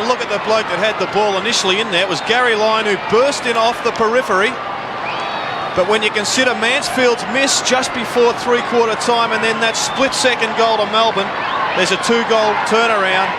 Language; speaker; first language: English; native; English